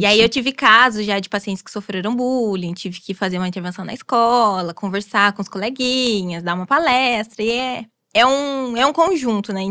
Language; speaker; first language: Portuguese; native; Portuguese